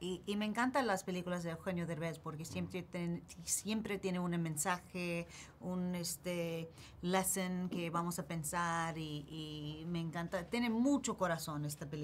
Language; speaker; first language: Spanish; non-native, fluent; English